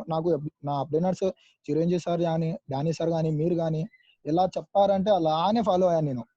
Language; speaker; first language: Telugu; non-native, local second language; Urdu